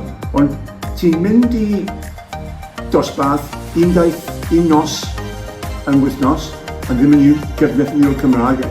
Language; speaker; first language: Welsh; non-native, local second language; English